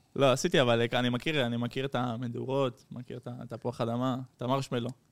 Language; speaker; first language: Hebrew; early bilingual, heritage; Hebrew